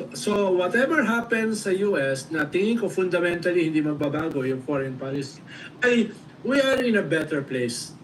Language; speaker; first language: Filipino; native; Filipino